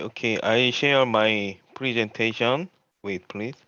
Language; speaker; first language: English; non-native, learner; Korean